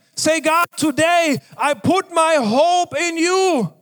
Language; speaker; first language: English; non-native, fluent; German